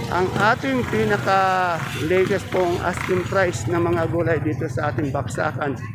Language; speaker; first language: Filipino; native; Filipino